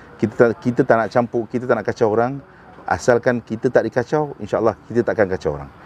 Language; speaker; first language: Malay; native; Malay